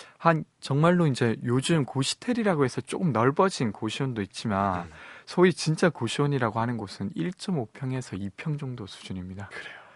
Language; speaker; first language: Korean; native; Korean